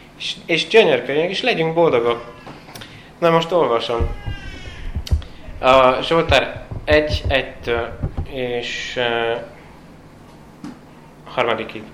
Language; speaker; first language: Hungarian; non-native, fluent; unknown